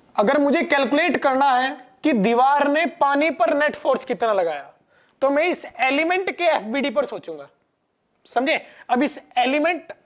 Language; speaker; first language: Hindi; non-native, local second language; Gujarati